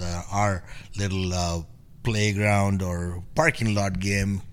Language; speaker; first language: English; non-native, local second language; Punjabi